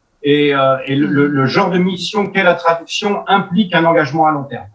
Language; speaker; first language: French; native; French